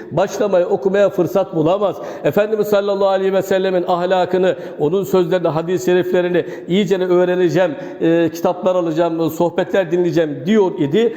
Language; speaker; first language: Turkish; native; Turkish